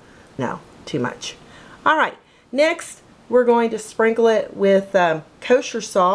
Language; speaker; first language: English; native; English